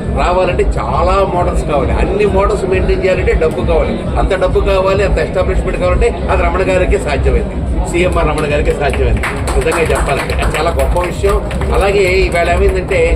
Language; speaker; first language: Telugu; native; Telugu